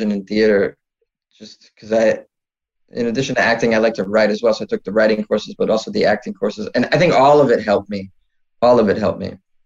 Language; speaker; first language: English; native; English